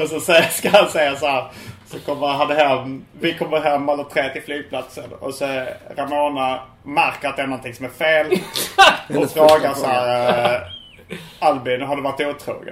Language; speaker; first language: Swedish; native; Swedish